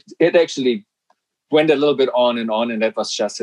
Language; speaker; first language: English; non-native, fluent; German